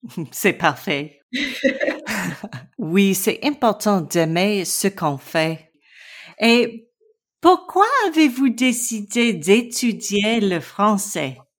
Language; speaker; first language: French; non-native, learner; English